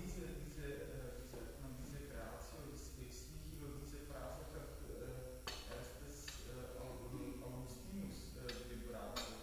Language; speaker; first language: German; non-native, learner; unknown